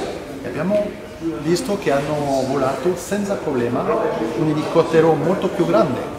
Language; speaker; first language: Italian; non-native, fluent; French